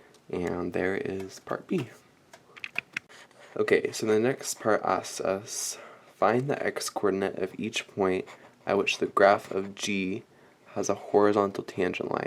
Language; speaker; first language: English; native; English